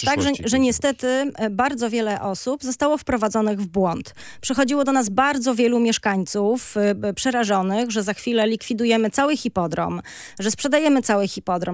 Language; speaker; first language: Polish; native; Polish